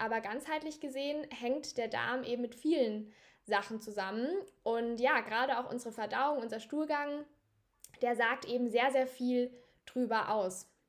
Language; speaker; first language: German; native; German